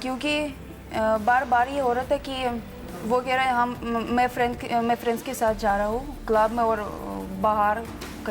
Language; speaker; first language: Hindi; non-native, fluent; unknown